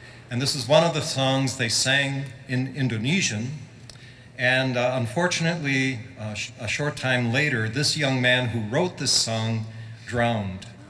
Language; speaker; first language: English; native; English